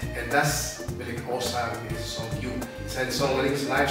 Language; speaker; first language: German; non-native, fluent; Papiamento